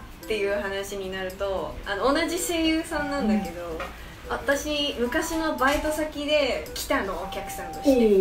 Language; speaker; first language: Japanese; non-native, fluent; Chinese